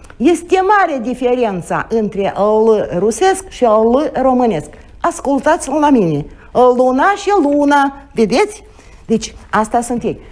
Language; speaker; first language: Romanian; native; Romanian